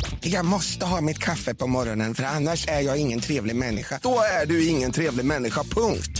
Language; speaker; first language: Swedish; native; Swedish